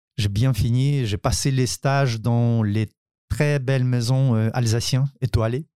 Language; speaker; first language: French; non-native, fluent; Ukrainian